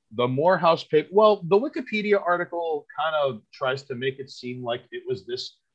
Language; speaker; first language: English; early bilingual, other home language; Spanish